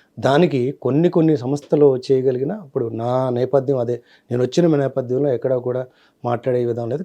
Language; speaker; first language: Telugu; native; Telugu